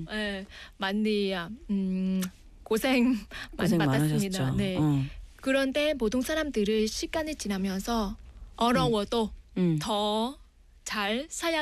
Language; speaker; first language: Korean; non-native, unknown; Vietnamese